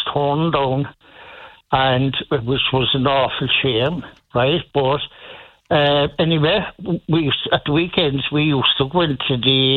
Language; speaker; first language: English; native; English